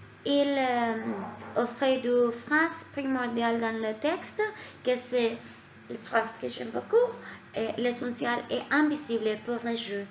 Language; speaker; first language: French; non-native, learner; Spanish